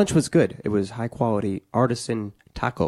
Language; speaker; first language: English; native; English